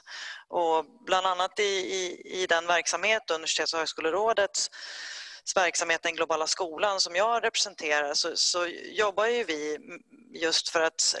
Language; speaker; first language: Swedish; native; Swedish